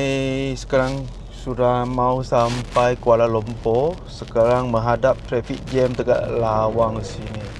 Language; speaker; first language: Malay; non-native, local second language; Chinese